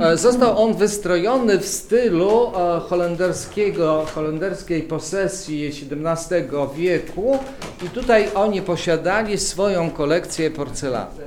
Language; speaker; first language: Polish; non-native, learner; Ukrainian